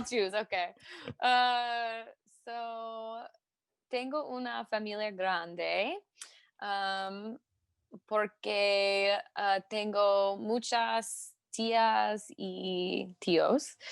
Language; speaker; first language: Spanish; non-native, learner; English